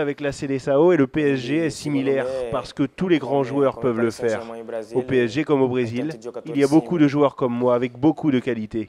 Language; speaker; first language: French; native; French